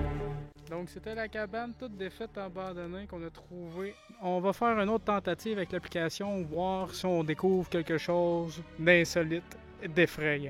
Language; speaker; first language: French; native; French